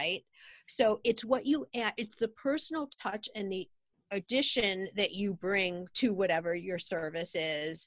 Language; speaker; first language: English; native; English